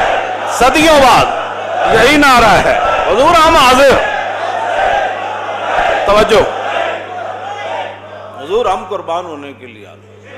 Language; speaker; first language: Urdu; non-native, local second language; Punjabi